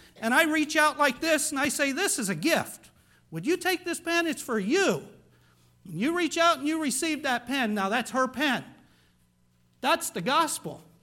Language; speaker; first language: English; native; English